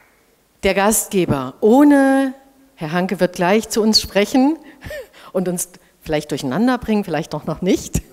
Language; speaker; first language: German; native; German